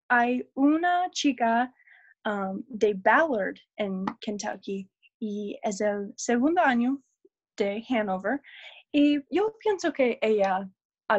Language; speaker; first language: Spanish; non-native, learner; English